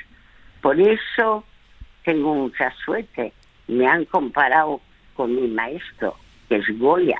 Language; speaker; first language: Spanish; early bilingual, other home language; French